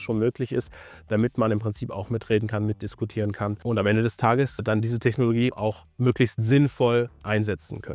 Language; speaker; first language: German; native; German